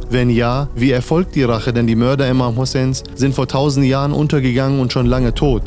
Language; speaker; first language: German; native; German